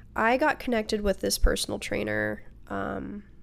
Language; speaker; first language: English; native; English